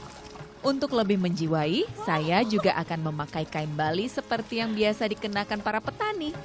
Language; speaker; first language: Indonesian; native; Indonesian